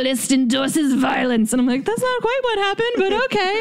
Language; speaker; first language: English; native; English